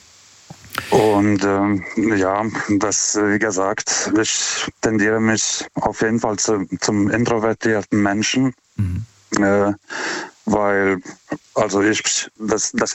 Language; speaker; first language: German; non-native, fluent; Lithuanian